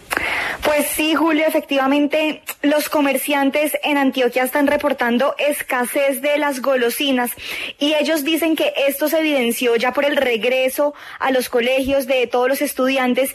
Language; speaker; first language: Spanish; native; Spanish